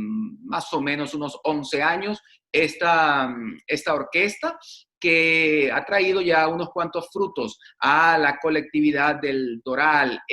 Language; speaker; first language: Spanish; native; Spanish